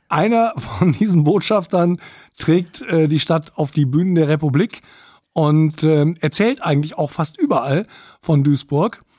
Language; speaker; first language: German; native; German